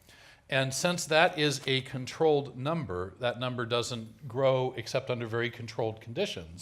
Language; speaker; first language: English; native; English